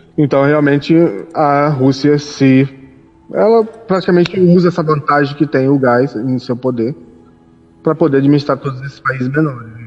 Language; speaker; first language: Portuguese; native; Portuguese